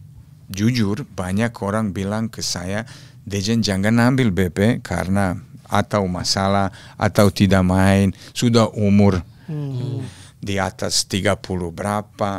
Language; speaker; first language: Indonesian; non-native, fluent; Serbian